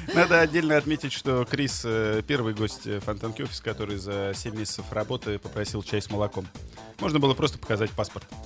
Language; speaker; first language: Russian; native; Russian